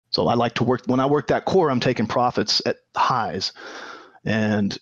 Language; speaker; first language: English; native; English